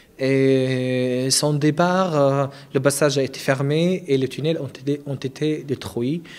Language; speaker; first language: French; non-native, fluent; Arabic